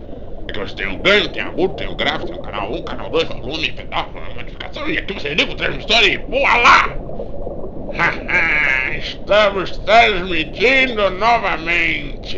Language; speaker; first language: Portuguese; native; Portuguese